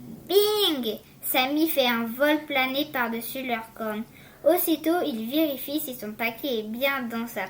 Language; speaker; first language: French; native; French